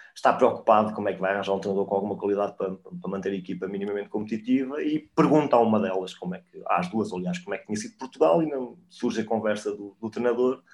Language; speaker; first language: Portuguese; native; Portuguese